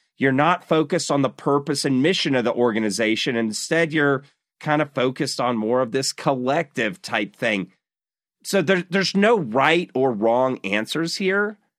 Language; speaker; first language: English; native; English